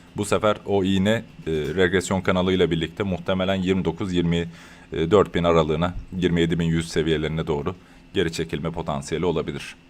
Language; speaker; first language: Turkish; native; Turkish